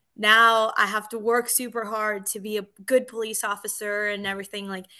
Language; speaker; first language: English; early bilingual, other home language; Spanish